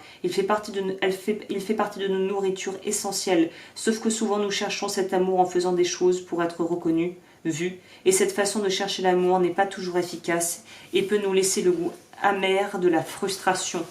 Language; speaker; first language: French; native; French